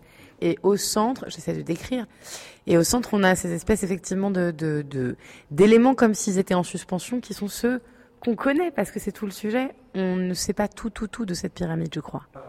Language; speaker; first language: French; native; French